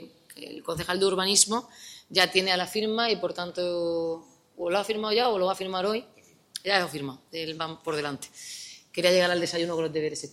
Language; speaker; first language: Spanish; native; Spanish